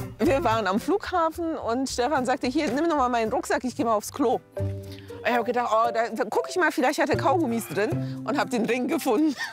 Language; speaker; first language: German; early bilingual, other home language; Polish